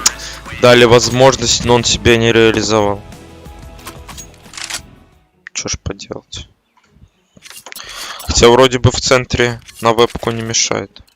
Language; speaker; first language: Russian; native; Russian